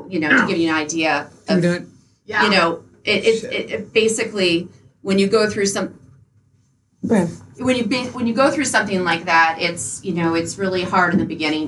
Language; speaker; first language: English; native; English